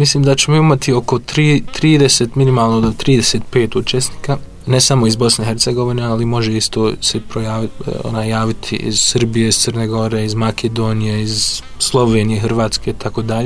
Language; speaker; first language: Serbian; non-native, fluent; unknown